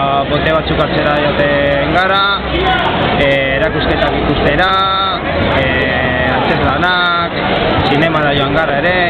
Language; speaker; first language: Basque; non-native, local second language; Spanish